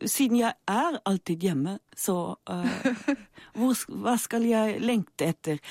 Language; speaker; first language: Norwegian; non-native, fluent; German